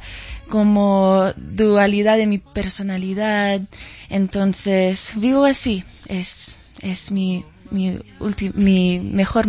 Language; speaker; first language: Spanish; early bilingual, heritage; English